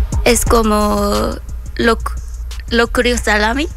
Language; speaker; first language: Spanish; non-native, learner; Korean